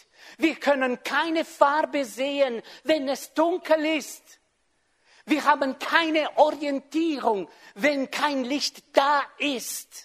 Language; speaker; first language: German; non-native, fluent; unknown